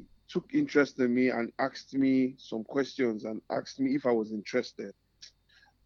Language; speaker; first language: English; non-native, local second language; Yoruba